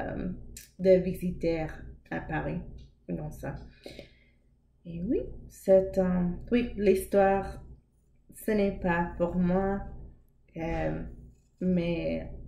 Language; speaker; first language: French; non-native, learner; English